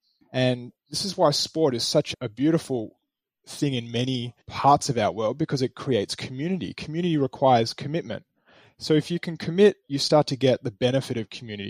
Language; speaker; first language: English; native; English